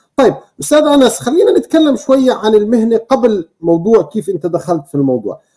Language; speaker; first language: Arabic; native; Arabic